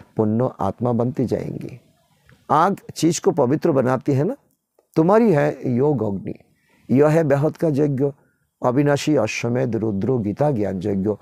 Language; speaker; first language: Hindi; non-native, local second language; Bangla